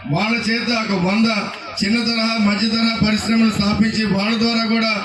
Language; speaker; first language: Telugu; native; Telugu